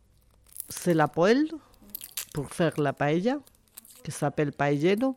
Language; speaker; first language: French; non-native, fluent; Spanish